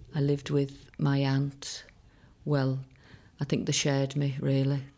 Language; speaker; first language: English; early bilingual, other home language; Irish